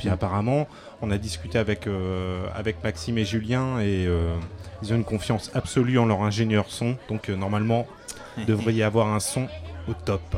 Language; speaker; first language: French; native; French